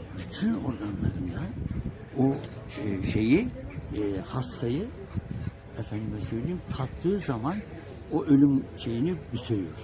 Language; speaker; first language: Turkish; native; Turkish